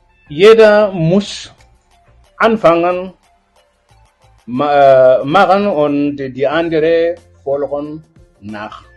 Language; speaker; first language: German; non-native, learner; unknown